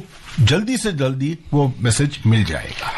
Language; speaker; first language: Hindi; native; Hindi